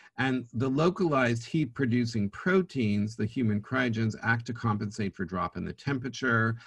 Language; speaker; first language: English; native; English